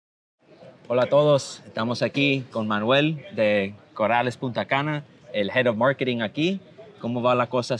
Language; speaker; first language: Spanish; non-native, learner; English